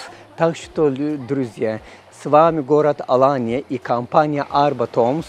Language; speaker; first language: Russian; non-native, learner; Turkish